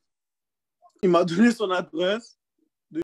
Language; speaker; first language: French; native; French